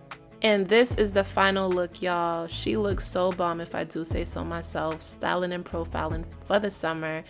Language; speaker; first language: English; native; English